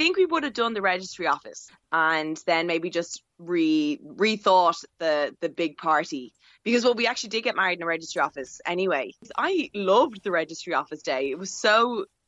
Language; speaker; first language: English; native; English